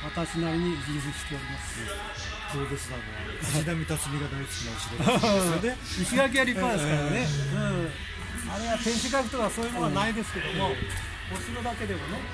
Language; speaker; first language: Japanese; native; Japanese